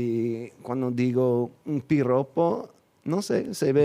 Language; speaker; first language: Spanish; non-native, fluent; English